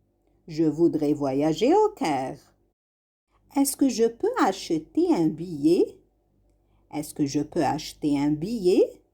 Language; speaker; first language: French; non-native, fluent; Arabic